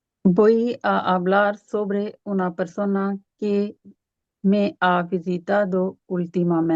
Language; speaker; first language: Spanish; non-native, learner; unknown